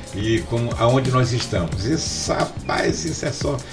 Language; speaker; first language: Portuguese; native; Portuguese